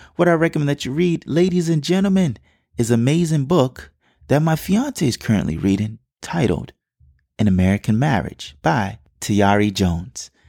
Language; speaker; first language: English; native; English